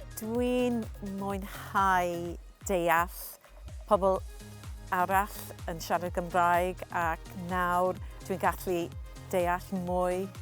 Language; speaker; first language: Welsh; non-native, local second language; English